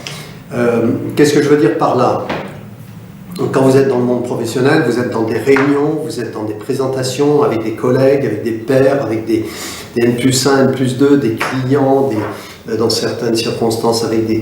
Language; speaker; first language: French; native; French